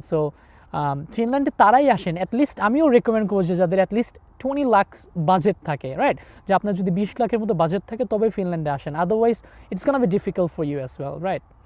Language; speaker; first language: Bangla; native; Bangla